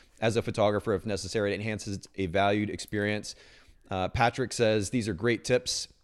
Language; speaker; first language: English; native; English